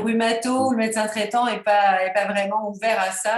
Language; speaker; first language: French; native; French